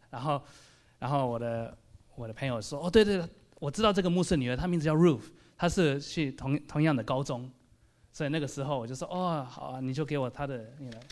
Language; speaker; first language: Chinese; early bilingual, heritage; Chinese